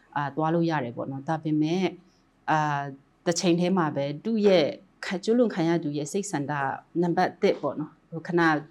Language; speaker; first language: Burmese; non-native, local second language; Kachin